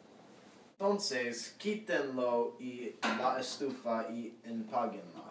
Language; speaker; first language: Spanish; non-native, learner; English